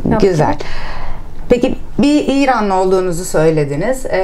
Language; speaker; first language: Turkish; native; Turkish